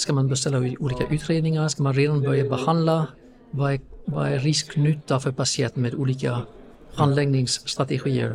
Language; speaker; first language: Swedish; non-native, fluent; English